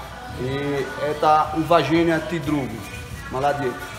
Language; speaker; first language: Russian; non-native, learner; Portuguese